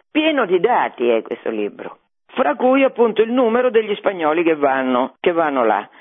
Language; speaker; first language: Italian; native; Italian